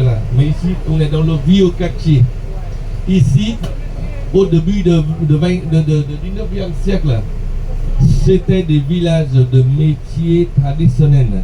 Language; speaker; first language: French; non-native, fluent; Vietnamese